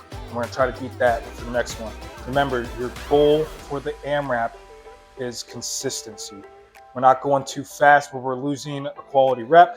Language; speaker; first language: English; native; English